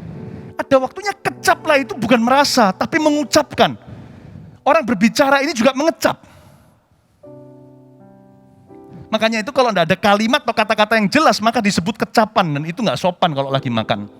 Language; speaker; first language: Indonesian; native; Indonesian